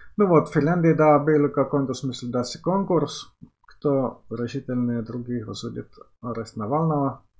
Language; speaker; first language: Russian; non-native, fluent; Finnish